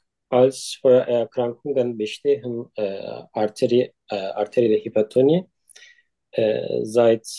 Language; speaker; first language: German; non-native, learner; Turkish